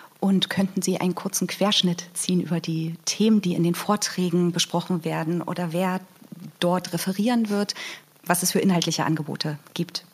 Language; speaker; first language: German; native; German